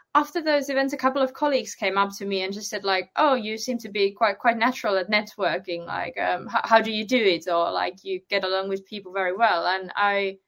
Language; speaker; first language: English; non-native, fluent; Finnish